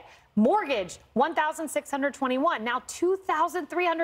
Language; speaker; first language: English; native; English